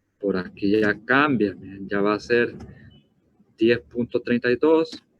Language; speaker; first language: Spanish; native; Spanish